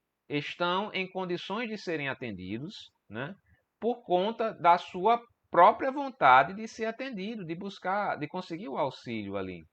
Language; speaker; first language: Portuguese; native; Portuguese